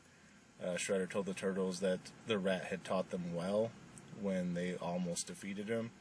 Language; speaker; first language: English; native; English